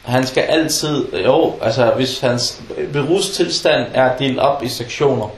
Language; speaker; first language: Danish; non-native, fluent; Arabic